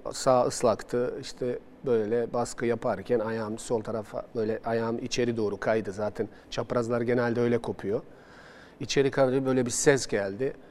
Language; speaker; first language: Turkish; non-native, fluent; Bosnian